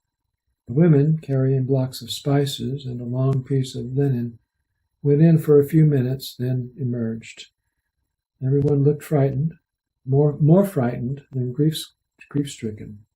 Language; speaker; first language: English; native; English